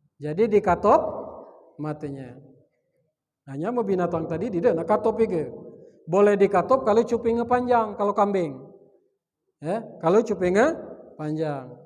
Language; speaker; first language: Malay; native; Malay